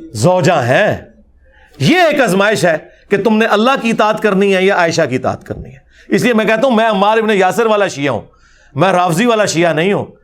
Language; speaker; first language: Urdu; non-native, local second language; Punjabi